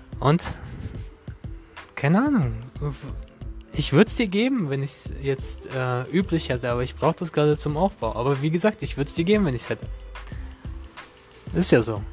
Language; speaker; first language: German; non-native, learner; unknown